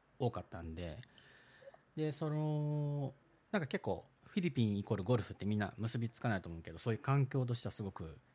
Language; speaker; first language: Japanese; early bilingual, heritage; Japanese